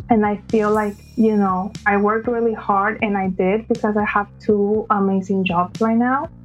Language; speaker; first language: English; early bilingual, other home language; Spanish